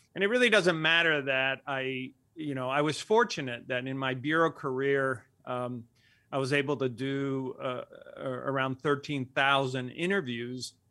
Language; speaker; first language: English; early bilingual, other home language; Spanish